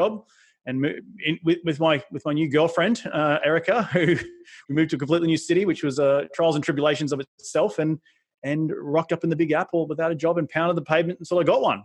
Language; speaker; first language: English; native; English